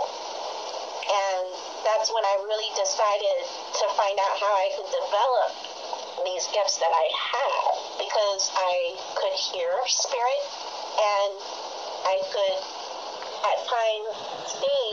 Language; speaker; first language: English; native; English